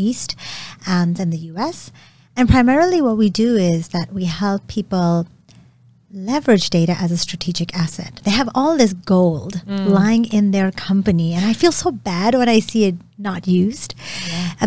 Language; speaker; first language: English; non-native, local second language; Urdu